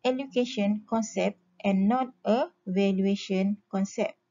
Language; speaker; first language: English; non-native, local second language; Malay